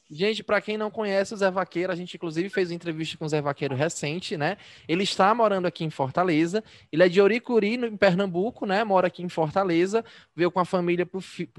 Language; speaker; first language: Portuguese; native; Portuguese